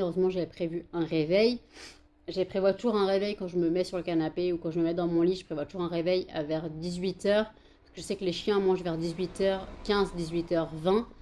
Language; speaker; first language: French; native; French